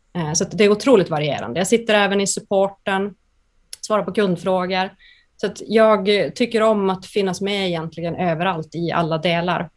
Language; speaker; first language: Swedish; native; Swedish